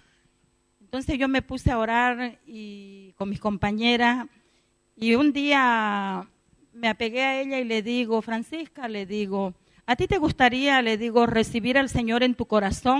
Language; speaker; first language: Spanish; native; Spanish